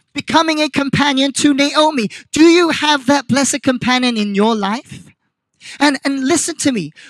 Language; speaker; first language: English; non-native, fluent; Korean